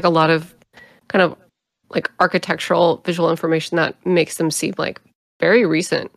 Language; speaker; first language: English; native; English